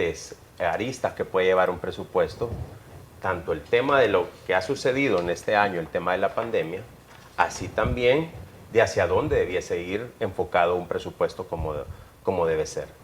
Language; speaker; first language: Spanish; native; Spanish